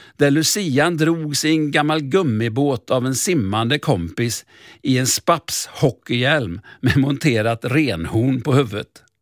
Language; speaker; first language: Swedish; native; Swedish